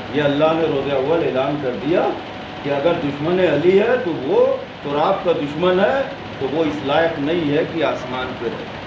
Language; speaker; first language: Urdu; native; Urdu